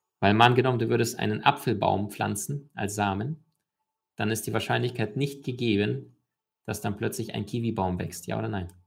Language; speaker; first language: German; early bilingual, other home language; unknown